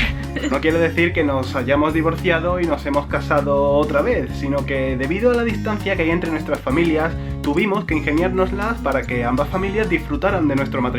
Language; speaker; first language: Spanish; native; Spanish